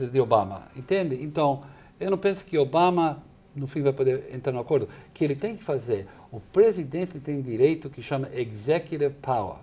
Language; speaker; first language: Portuguese; non-native, fluent; English